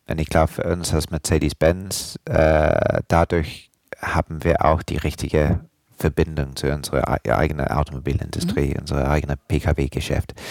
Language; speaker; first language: German; non-native, fluent; English